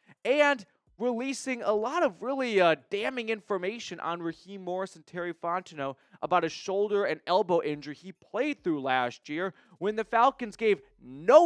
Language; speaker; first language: English; native; English